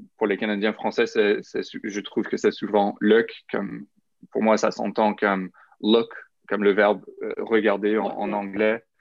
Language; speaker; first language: French; non-native, local second language; English